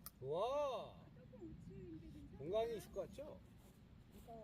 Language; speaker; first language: Korean; native; Korean